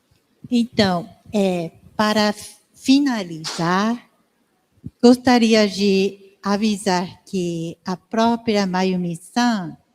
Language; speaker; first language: Portuguese; non-native, learner; Japanese